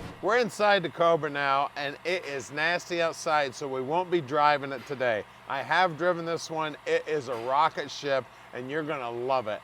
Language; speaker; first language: English; native; English